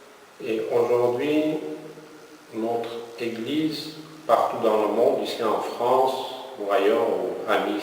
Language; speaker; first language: French; non-native, fluent; Armenian